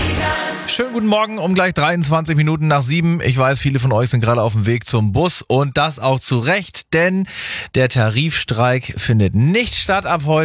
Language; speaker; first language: German; native; German